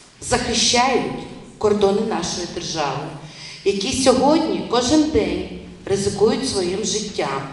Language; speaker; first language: Ukrainian; non-native, local second language; Russian